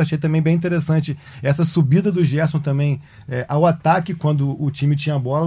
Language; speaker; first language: Portuguese; native; Portuguese